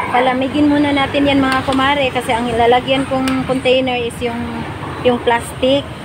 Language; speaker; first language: Filipino; native; Filipino